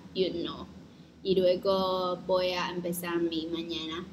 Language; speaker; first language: Spanish; non-native, learner; Chinese